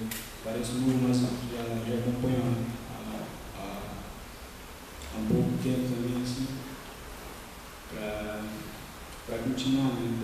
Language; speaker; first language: Portuguese; non-native, local second language; Guarani